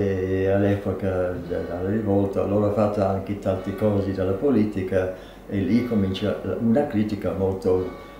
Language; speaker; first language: Italian; non-native, fluent; English